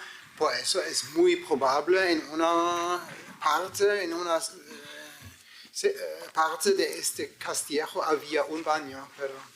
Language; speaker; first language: Spanish; non-native, fluent; German